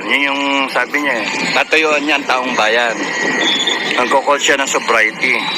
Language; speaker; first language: Filipino; native; Filipino